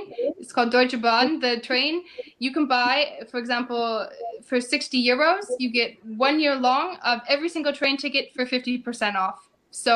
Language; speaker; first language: English; native; English